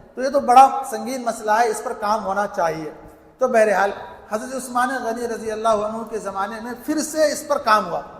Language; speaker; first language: Urdu; native; Urdu